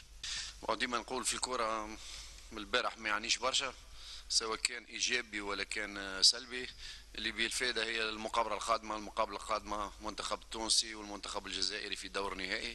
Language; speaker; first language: Arabic; native; Arabic